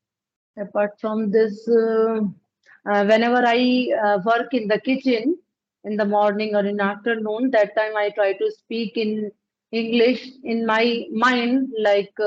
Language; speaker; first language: English; non-native, learner; Punjabi